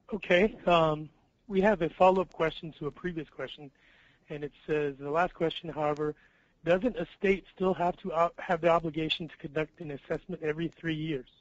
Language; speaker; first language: English; native; English